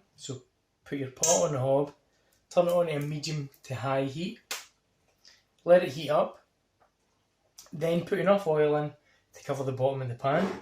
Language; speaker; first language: English; native; English